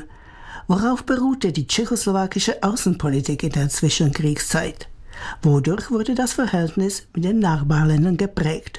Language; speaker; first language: German; native; German